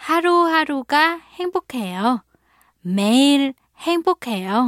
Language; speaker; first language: Korean; non-native, fluent; Vietnamese